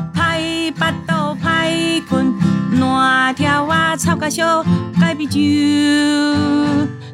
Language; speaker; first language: Chinese; non-native, local second language; Hakka Chinese